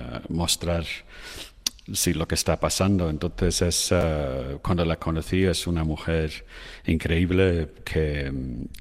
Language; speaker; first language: Spanish; non-native, fluent; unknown